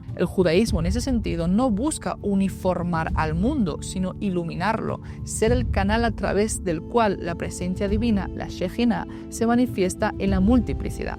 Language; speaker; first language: Spanish; native; Spanish